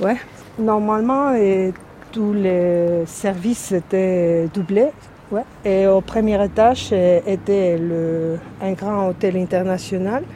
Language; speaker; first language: French; non-native, fluent; Spanish